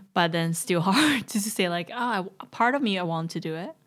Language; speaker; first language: English; non-native, fluent; Chinese